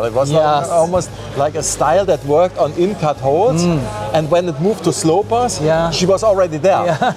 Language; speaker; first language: English; non-native, learner; Japanese